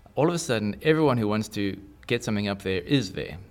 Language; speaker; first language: English; native; English